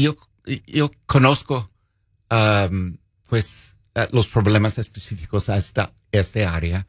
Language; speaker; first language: Spanish; non-native, fluent; English